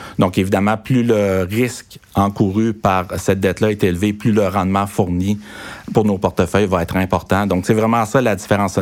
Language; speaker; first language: French; native; French